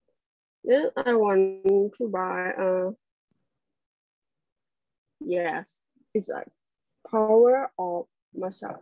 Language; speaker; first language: English; non-native, learner; Thai